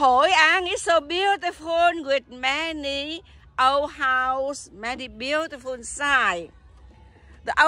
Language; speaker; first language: English; non-native, learner; Vietnamese